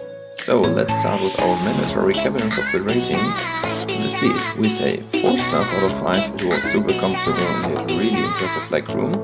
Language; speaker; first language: English; non-native, fluent; German